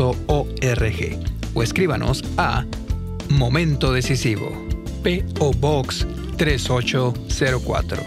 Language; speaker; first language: Spanish; native; Spanish